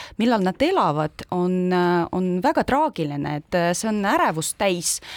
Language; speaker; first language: Estonian; non-native, local second language; Russian